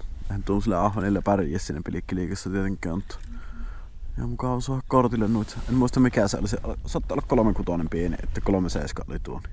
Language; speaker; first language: Finnish; native; Finnish